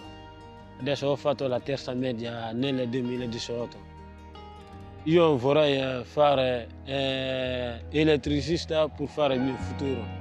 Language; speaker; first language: Italian; non-native, learner; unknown